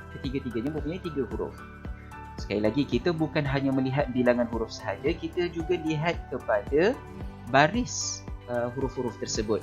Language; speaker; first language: Malay; native; Malay